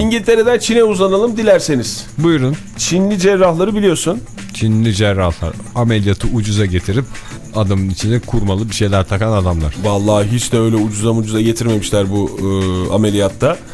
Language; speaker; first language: Turkish; native; Turkish